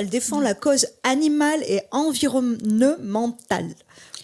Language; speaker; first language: French; native; French